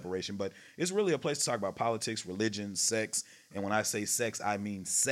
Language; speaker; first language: English; native; English